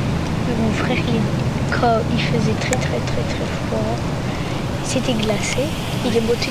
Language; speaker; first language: French; native; French